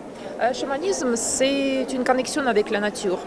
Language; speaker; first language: French; non-native, learner; Russian